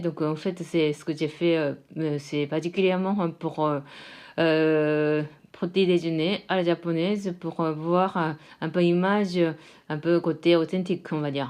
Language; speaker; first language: French; non-native, fluent; Japanese